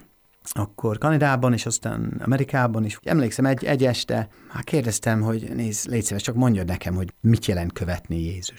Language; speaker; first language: Hungarian; non-native, fluent; English